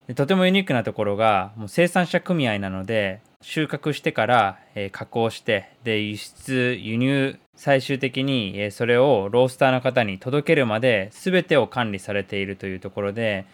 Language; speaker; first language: Japanese; native; Japanese